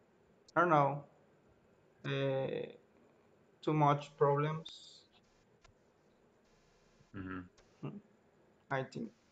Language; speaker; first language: English; non-native, learner; Spanish